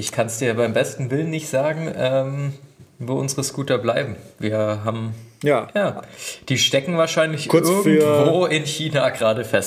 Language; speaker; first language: German; native; German